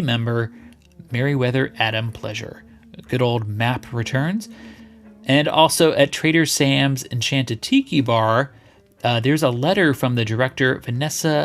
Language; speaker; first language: English; native; English